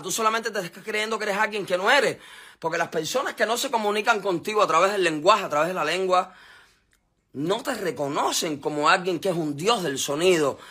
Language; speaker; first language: Spanish; native; Spanish